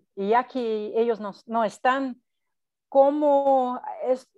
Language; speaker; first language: Spanish; non-native, fluent; English